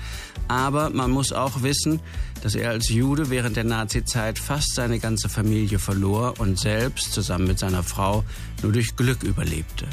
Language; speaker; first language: German; native; German